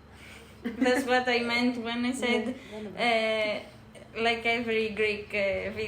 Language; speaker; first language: English; non-native, learner; Greek